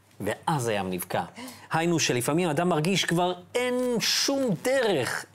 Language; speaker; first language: Hebrew; native; Hebrew